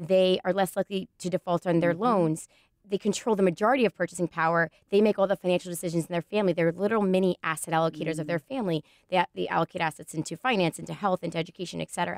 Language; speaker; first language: English; native; English